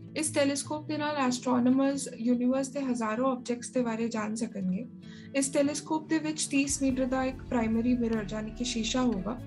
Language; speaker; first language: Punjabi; non-native, local second language; Tamil